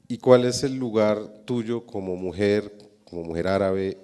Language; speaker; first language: Spanish; native; Spanish